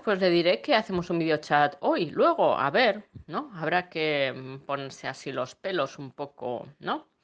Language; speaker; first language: Spanish; native; Spanish